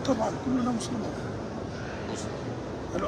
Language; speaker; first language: Arabic; non-native, learner; Bambara